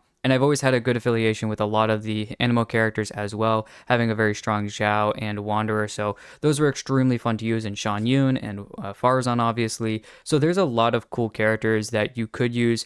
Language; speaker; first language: English; native; English